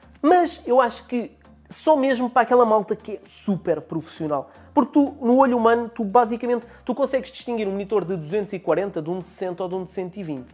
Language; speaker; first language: Portuguese; native; Portuguese